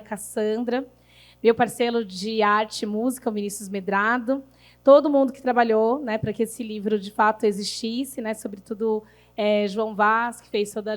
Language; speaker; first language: Portuguese; native; Portuguese